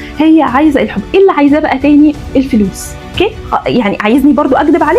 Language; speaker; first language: Egyptian Arabic; early bilingual, heritage; Arabic